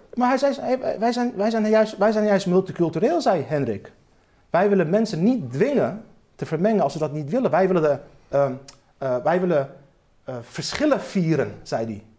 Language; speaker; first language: Dutch; early bilingual, other home language; Turkish